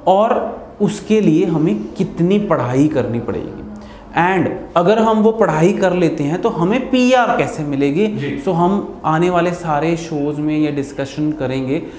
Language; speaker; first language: Hindi; non-native, local second language; Punjabi